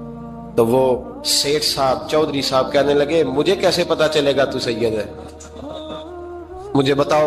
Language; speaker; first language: Urdu; native; Urdu